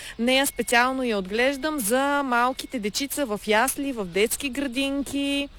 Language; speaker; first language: Bulgarian; native; Bulgarian